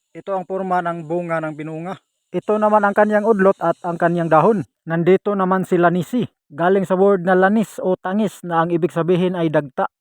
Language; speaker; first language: Filipino; non-native, local second language; Cebuano